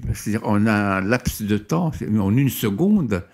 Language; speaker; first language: French; non-native, local second language; Arabic